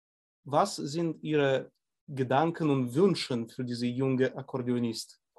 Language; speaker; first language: German; non-native, fluent; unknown